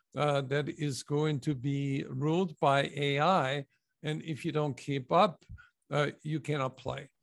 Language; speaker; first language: English; non-native, fluent; German